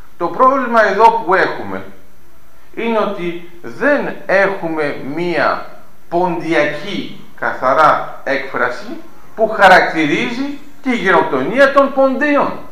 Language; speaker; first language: Greek; early bilingual, heritage; Greek